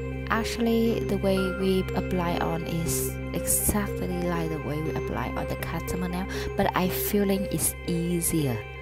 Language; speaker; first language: English; non-native, learner; Vietnamese